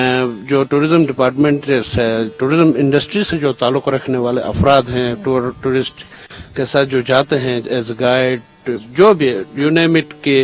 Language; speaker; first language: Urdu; non-native, local second language; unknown